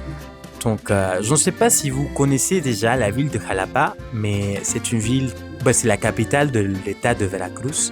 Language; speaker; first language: French; non-native, fluent; Spanish